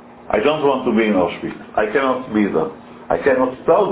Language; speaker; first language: English; non-native, fluent; Hebrew